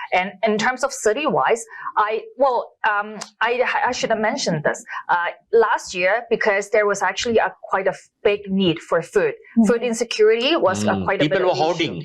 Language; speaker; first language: English; non-native, local second language; Cantonese